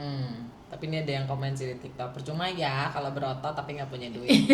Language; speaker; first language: Indonesian; native; Indonesian